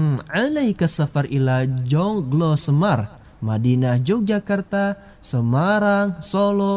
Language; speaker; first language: Arabic; non-native, fluent; Indonesian